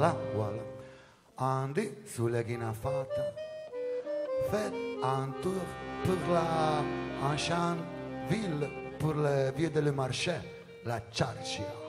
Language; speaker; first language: French; non-native, learner; Italian